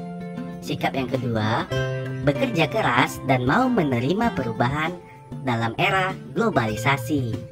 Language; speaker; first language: Indonesian; native; Indonesian